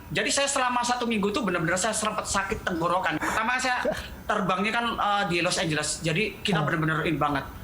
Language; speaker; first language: Indonesian; native; Indonesian